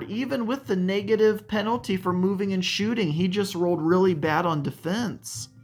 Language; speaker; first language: English; native; English